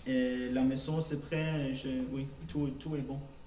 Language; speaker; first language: French; non-native, learner; Norwegian